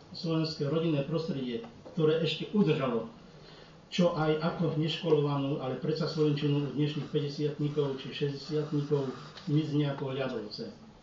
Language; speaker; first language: Slovak; early bilingual, heritage; Slovak